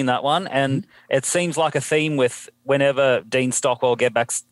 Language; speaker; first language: English; native; English